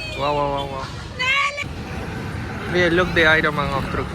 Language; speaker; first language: English; non-native, learner; Spanish